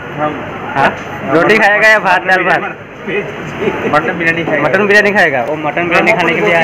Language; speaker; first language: Hindi; non-native, local second language; Assamese